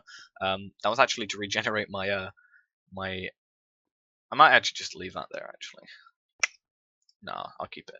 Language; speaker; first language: English; native; English